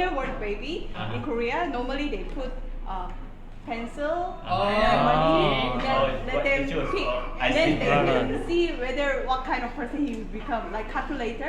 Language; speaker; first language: English; non-native, learner; Korean